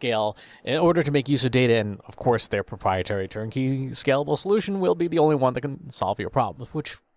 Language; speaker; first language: English; native; English